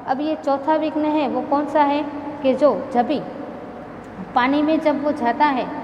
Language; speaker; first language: Hindi; non-native, local second language; Gujarati